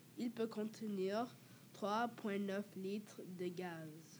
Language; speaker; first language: French; non-native, learner; English